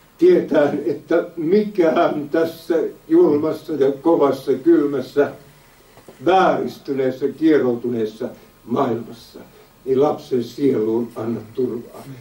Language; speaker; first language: Finnish; native; Finnish